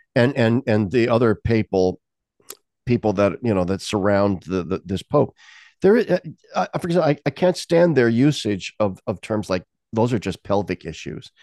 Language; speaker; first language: English; native; English